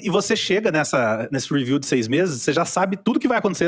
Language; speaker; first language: Portuguese; native; Portuguese